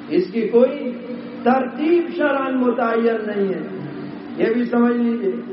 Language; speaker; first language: Urdu; native; Urdu